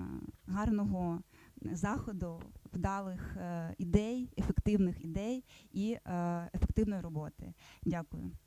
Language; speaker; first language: Ukrainian; native; Ukrainian